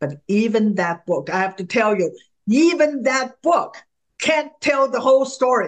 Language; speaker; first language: English; non-native, fluent; Chinese